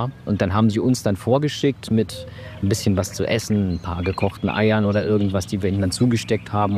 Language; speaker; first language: German; native; German